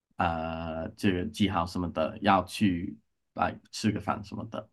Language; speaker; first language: Chinese; non-native, learner; English